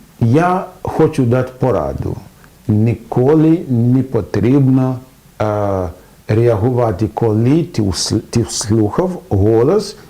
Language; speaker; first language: Ukrainian; non-native, fluent; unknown